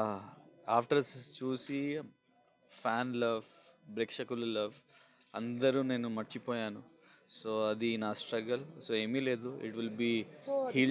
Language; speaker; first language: Telugu; non-native, local second language; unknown